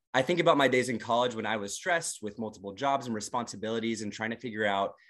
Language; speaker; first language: English; native; English